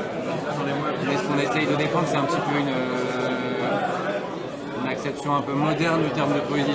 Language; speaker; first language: French; native; French